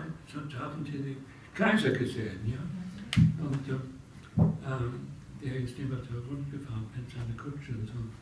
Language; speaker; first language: German; early bilingual, heritage; English